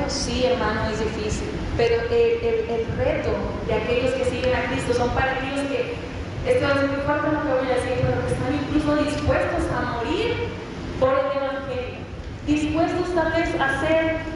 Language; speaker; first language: Spanish; native; Spanish